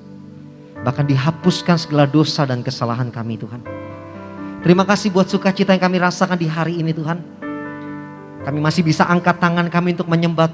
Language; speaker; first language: Indonesian; native; Indonesian